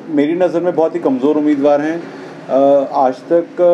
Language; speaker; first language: Hindi; native; Hindi